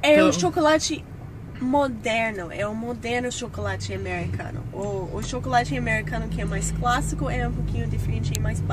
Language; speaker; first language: Portuguese; non-native, fluent; English